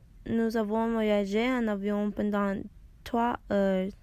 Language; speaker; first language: French; non-native, learner; English